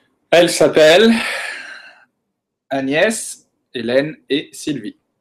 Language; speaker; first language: French; native; French